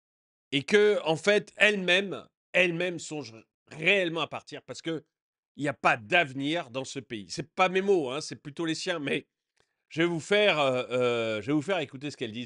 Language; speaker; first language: French; native; French